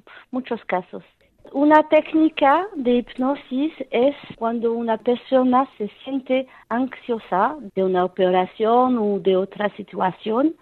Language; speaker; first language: Spanish; non-native, fluent; French